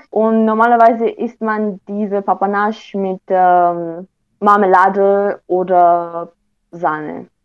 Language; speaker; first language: German; non-native, fluent; Romanian